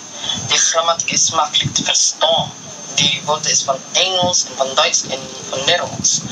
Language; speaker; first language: Dutch; non-native, learner; Filipino